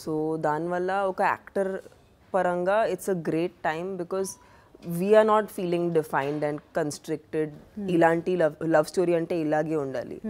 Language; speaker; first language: Telugu; non-native, local second language; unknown